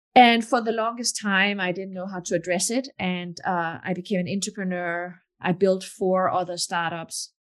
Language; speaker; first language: English; non-native, fluent; Danish